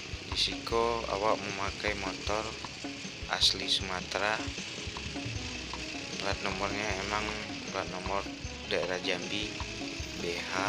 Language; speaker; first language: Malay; non-native, local second language; Minangkabau